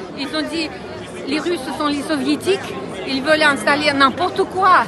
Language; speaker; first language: French; non-native, fluent; Russian